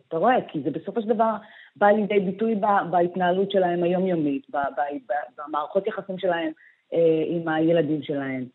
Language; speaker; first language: Hebrew; early bilingual, other home language; Amharic